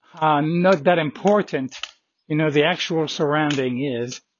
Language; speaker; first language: English; non-native, fluent; French